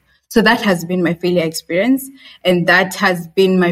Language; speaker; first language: English; non-native, local second language; Swahili